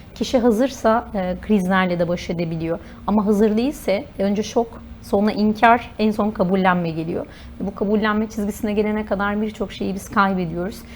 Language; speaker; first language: Turkish; native; Turkish